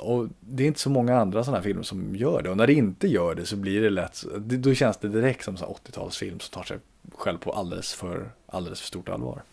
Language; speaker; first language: Swedish; native; Swedish